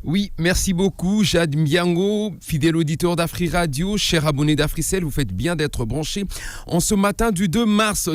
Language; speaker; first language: French; non-native, local second language; Lingala